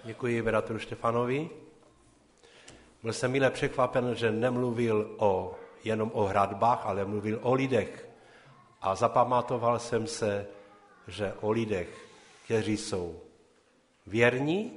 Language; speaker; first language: Czech; non-native, local second language; Polish